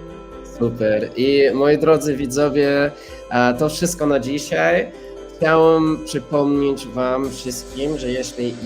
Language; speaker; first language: Polish; non-native, fluent; English